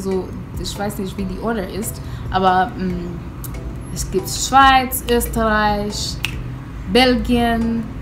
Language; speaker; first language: German; non-native, fluent; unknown